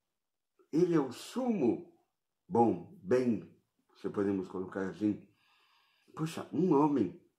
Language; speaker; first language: Portuguese; native; Portuguese